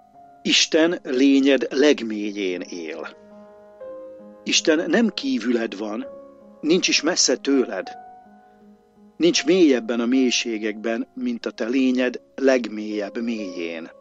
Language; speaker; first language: Hungarian; native; Hungarian